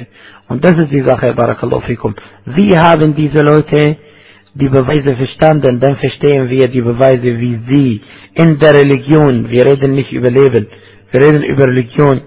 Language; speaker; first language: German; non-native, fluent; Arabic